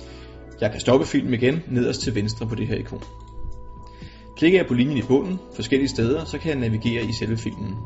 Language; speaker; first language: Danish; native; Danish